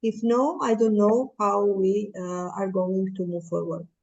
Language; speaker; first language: English; non-native, fluent; Albanian